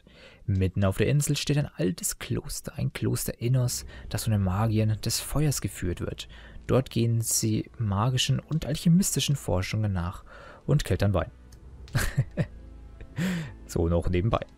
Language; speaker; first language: German; native; German